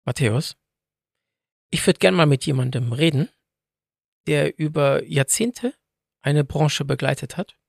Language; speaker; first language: German; native; German